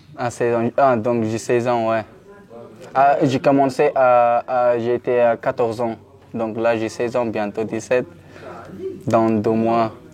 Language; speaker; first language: French; non-native, learner; Persian